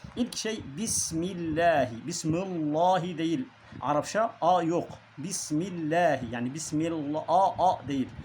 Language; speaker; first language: Turkish; non-native, learner; Arabic